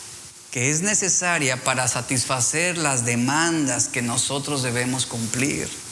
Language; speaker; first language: Spanish; native; Spanish